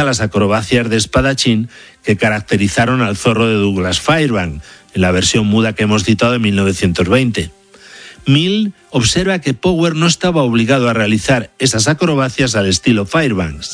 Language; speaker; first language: Spanish; native; Spanish